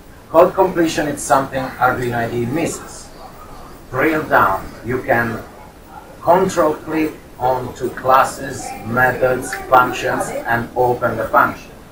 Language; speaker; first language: English; non-native, fluent; Italian